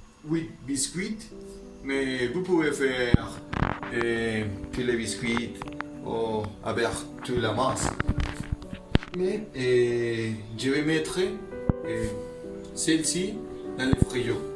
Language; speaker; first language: French; non-native, learner; Spanish